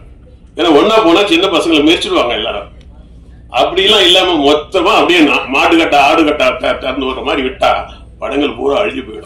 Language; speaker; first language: Tamil; native; Tamil